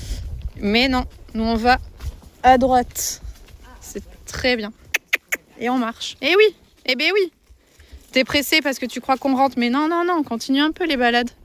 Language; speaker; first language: French; native; French